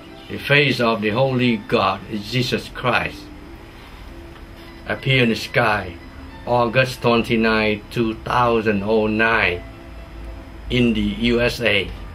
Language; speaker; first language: English; non-native, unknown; Vietnamese